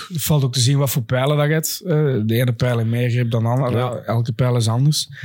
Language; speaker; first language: Dutch; native; Dutch